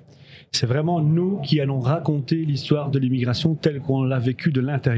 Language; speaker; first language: French; early bilingual, other home language; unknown